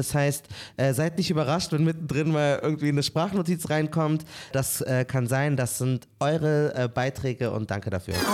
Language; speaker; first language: German; native; German